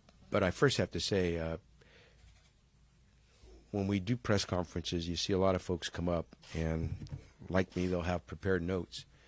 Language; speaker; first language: English; early bilingual, other home language; Spanish